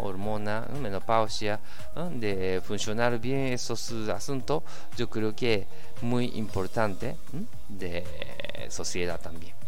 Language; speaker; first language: Spanish; non-native, learner; Japanese